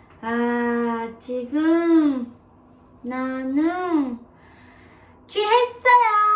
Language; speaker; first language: Korean; non-native, learner; Japanese